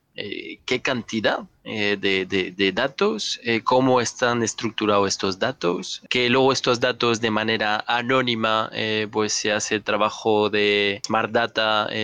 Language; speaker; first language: Spanish; non-native, fluent; French